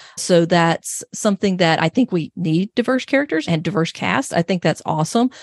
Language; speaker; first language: English; native; English